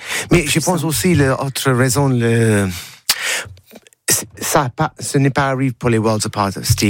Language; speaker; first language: French; non-native, learner; English